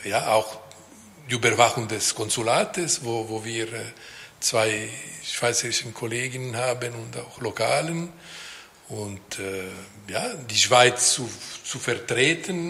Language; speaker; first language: German; non-native, local second language; Italian